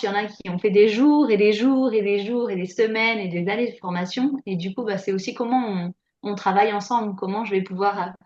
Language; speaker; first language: French; native; French